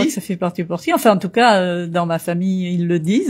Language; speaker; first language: French; early bilingual, other home language; Portuguese